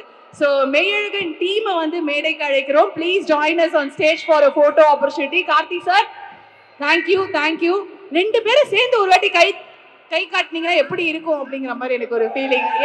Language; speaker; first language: Tamil; native; Tamil